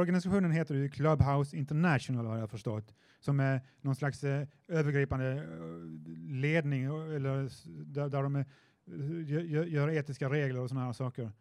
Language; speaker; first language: Swedish; native; Swedish